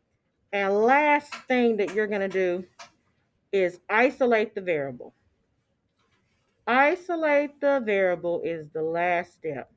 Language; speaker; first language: English; native; English